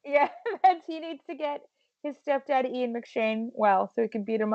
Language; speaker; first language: English; native; English